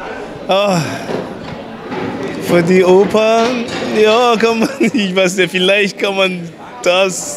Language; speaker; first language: German; non-native, fluent; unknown